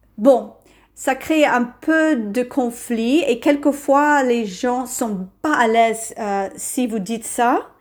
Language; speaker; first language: French; non-native, fluent; English